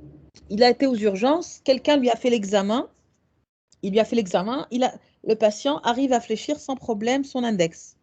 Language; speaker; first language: French; non-native, local second language; Arabic